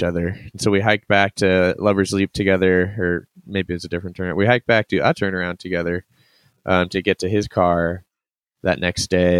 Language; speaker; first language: English; native; English